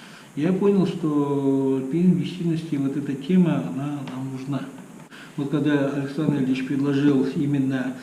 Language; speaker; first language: Russian; native; Russian